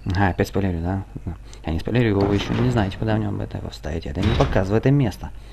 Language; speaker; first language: Russian; native; Russian